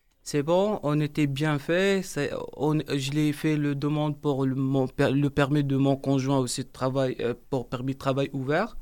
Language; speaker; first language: French; non-native, learner; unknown